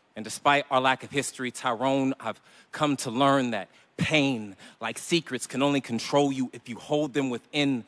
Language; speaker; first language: English; native; English